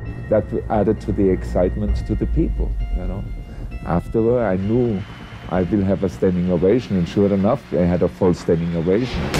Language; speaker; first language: English; non-native, fluent; German